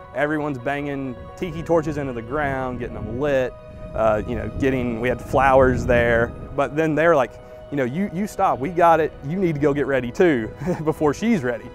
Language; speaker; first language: English; native; English